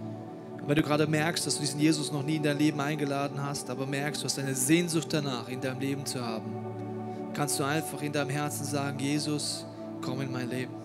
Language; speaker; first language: German; native; German